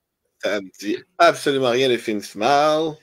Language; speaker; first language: French; native; French